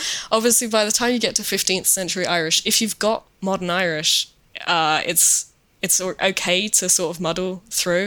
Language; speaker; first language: English; native; English